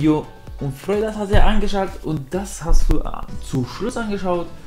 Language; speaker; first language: German; non-native, learner; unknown